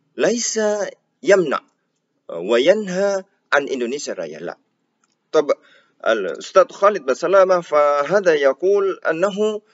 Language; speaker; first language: Arabic; non-native, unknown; Indonesian